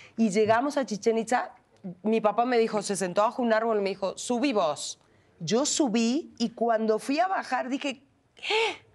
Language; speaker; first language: Spanish; native; Spanish